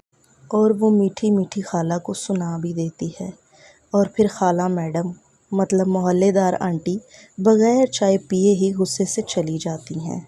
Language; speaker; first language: Urdu; native; Urdu